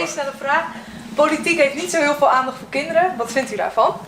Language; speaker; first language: Dutch; non-native, local second language; Western Frisian